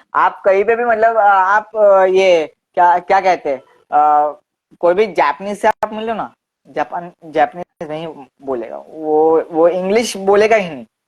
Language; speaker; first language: Hindi; non-native, local second language; Gujarati